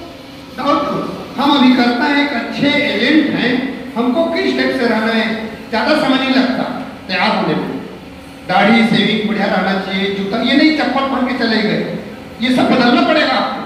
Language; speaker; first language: Hindi; native; Hindi